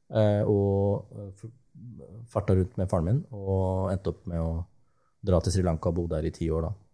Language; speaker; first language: Norwegian; early bilingual, other home language; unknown